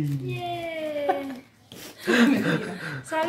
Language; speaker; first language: Spanish; non-native, learner; Chinese